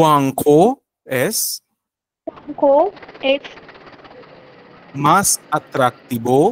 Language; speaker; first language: Spanish; non-native, fluent; Marathi